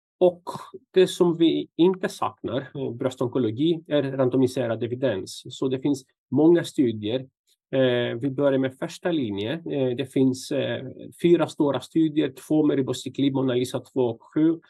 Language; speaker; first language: Swedish; non-native, fluent; Greek